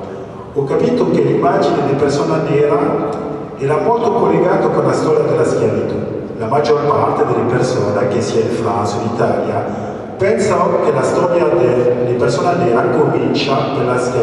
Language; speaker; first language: Italian; early bilingual, other home language; French